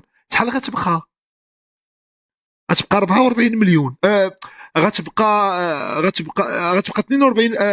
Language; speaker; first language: Arabic; native; Arabic